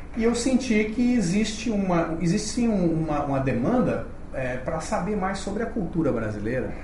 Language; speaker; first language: Portuguese; native; Portuguese